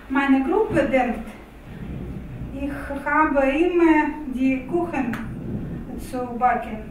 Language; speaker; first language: German; non-native, learner; Russian